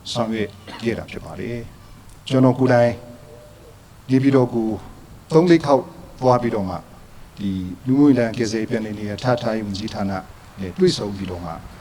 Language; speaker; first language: Burmese; non-native, local second language; Hakha Chin